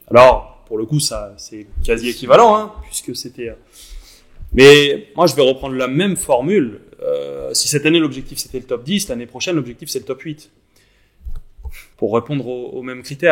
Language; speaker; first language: French; native; French